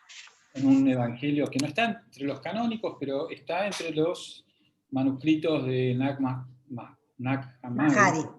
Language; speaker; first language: Spanish; native; Spanish